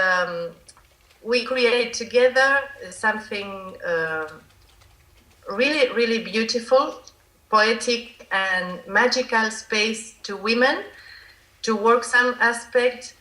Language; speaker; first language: English; non-native, learner; Spanish